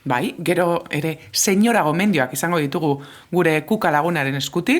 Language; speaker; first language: Basque; native; Basque